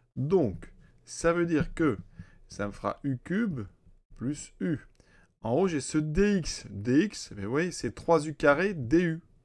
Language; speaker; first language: French; native; French